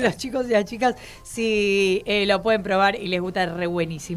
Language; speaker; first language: Spanish; native; Spanish